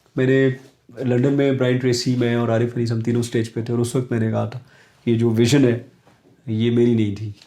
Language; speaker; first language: Urdu; non-native, local second language; Punjabi